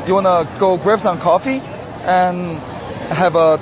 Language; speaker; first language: English; non-native, learner; Korean